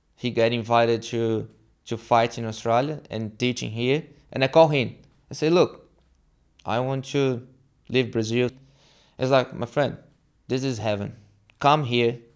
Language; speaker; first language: English; non-native, learner; Portuguese